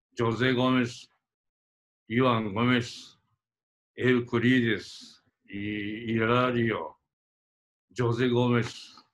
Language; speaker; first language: Portuguese; non-native, fluent; Japanese